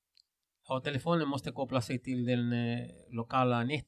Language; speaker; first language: Swedish; non-native, fluent; Spanish